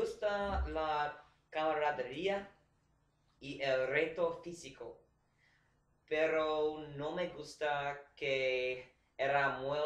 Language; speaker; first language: Spanish; non-native, learner; English